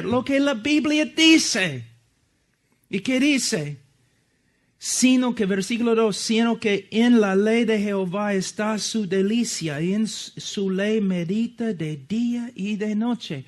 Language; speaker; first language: Spanish; non-native, fluent; English